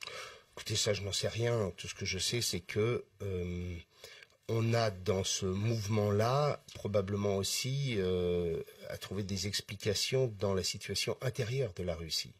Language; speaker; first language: French; native; French